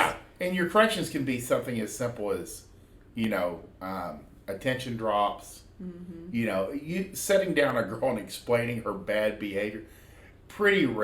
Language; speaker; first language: English; native; English